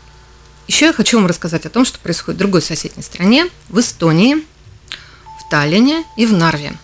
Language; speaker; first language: Russian; native; Russian